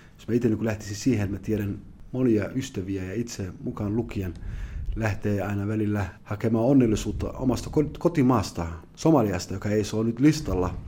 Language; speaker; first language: Finnish; early bilingual, other home language; Somali